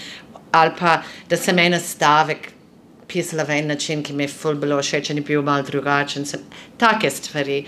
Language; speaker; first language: Slovenian; non-native, fluent; English